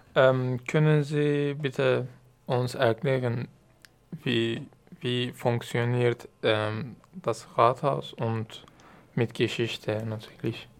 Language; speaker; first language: German; non-native, learner; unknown